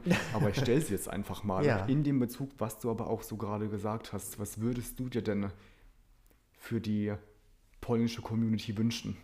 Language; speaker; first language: German; early bilingual, other home language; Polish